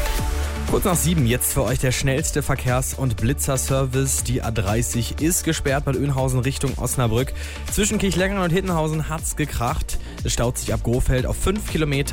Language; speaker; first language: German; native; German